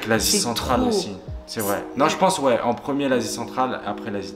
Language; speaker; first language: French; early bilingual, other home language; Turkish